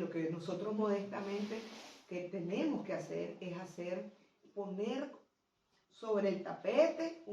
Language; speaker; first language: Spanish; native; Spanish